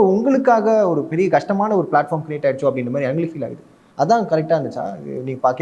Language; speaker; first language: Tamil; native; Tamil